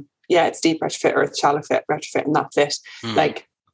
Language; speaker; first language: English; native; English